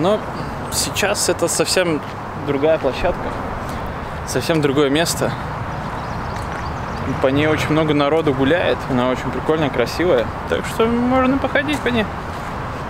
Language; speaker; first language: Russian; native; Russian